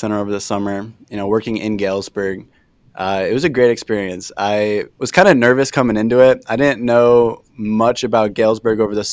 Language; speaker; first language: English; native; English